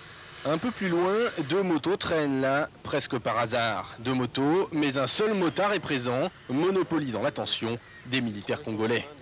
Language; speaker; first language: French; native; French